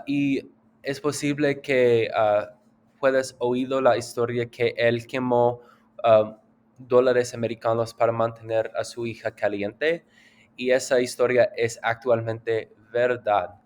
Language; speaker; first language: Spanish; non-native, learner; English